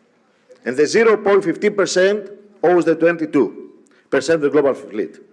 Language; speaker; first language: English; non-native, fluent; Greek